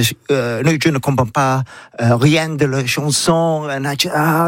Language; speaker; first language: French; non-native, learner; English